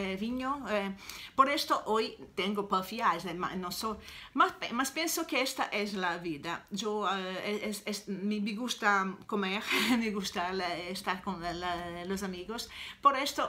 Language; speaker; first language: Spanish; non-native, learner; Italian